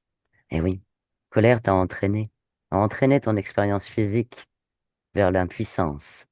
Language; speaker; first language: French; native; French